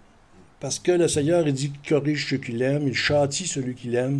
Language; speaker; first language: French; native; French